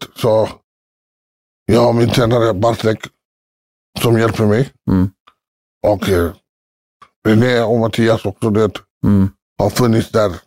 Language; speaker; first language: Swedish; early bilingual, other home language; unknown